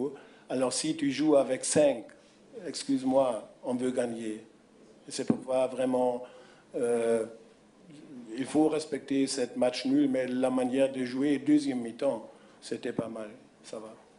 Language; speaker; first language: French; non-native, fluent; German